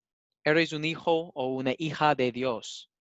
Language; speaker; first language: Spanish; non-native, learner; English